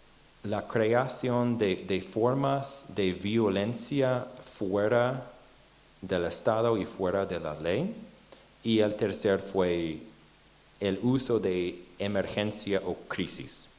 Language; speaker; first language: Spanish; non-native, fluent; English